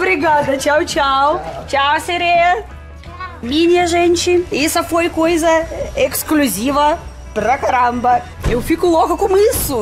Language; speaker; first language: Portuguese; non-native, fluent; Russian